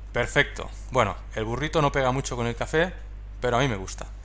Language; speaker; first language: Spanish; native; Spanish